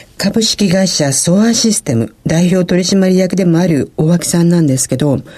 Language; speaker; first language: Japanese; native; Japanese